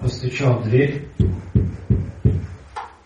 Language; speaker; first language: Russian; native; Russian